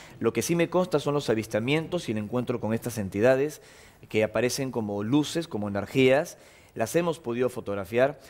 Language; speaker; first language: Spanish; native; Spanish